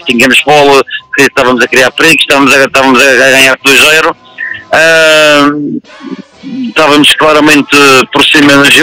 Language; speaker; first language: Portuguese; native; Portuguese